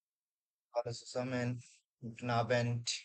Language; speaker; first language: German; non-native, fluent; Bangla